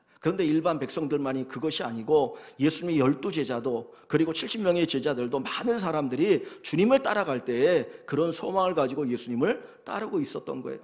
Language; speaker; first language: Korean; native; Korean